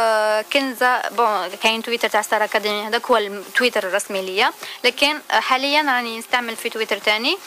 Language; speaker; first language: Arabic; native; Arabic